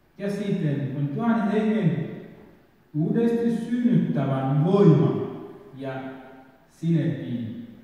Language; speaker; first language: Finnish; non-native, fluent; Swahili